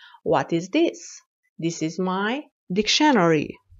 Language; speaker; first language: English; non-native, fluent; Persian